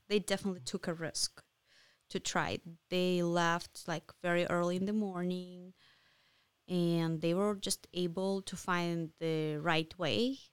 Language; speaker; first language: English; non-native, fluent; Ukrainian